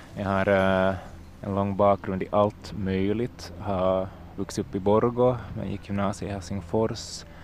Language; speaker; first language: Swedish; native; Swedish